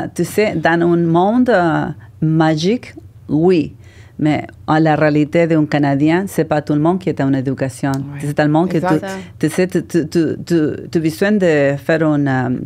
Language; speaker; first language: French; non-native, learner; Spanish